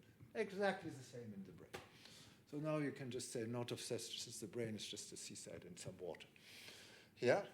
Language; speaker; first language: English; non-native, fluent; German